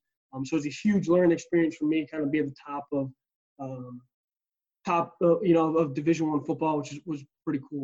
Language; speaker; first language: English; native; English